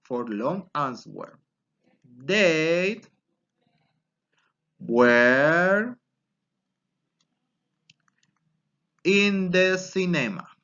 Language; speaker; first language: English; non-native, fluent; Spanish